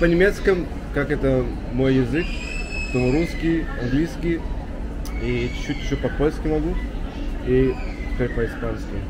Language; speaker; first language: Russian; early bilingual, heritage; Russian